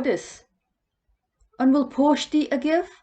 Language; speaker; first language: Irish; non-native, learner; English